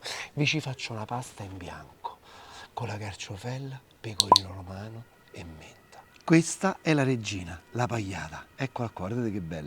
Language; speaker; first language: Italian; native; Italian